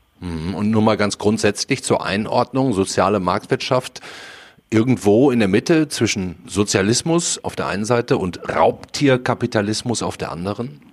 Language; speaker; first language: German; native; German